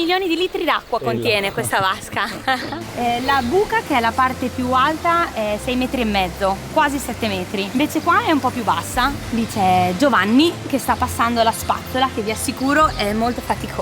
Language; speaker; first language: Italian; native; Italian